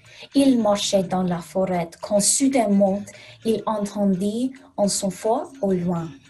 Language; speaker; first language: French; non-native, learner; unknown